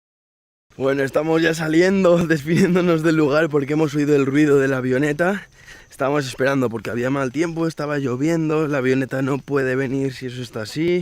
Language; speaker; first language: Spanish; native; Spanish